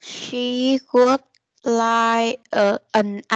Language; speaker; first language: English; non-native, learner; Vietnamese